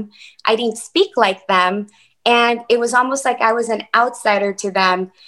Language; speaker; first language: English; early bilingual, other home language; Spanish